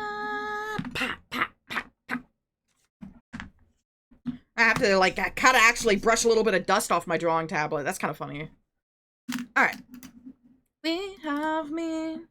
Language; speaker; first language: English; native; English